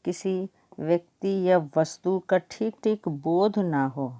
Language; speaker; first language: Hindi; non-native, local second language; Telugu